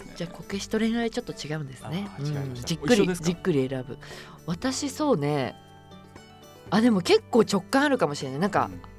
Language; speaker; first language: Japanese; native; Japanese